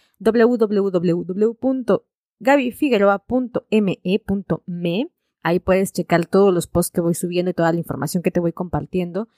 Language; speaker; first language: Spanish; native; Spanish